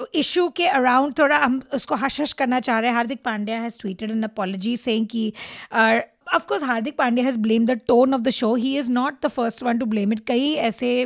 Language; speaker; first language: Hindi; non-native, local second language; Marathi